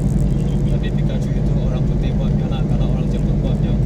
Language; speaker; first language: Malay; non-native, local second language; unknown